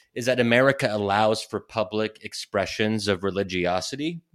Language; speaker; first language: English; native; English